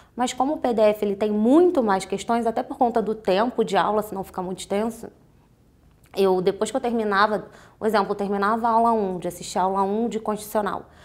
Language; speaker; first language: Portuguese; native; Portuguese